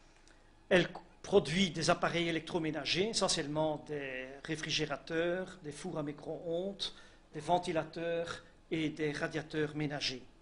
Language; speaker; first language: French; native; French